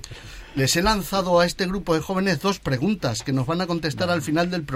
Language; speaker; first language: Spanish; native; Spanish